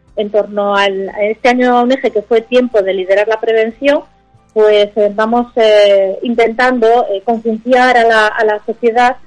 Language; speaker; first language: Spanish; native; Spanish